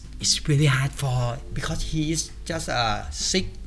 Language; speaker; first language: English; non-native, learner; Thai